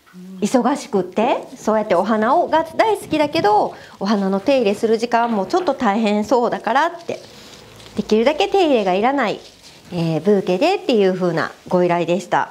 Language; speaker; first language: Japanese; native; Japanese